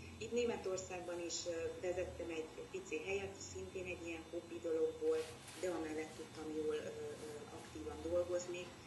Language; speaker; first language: Hungarian; native; Hungarian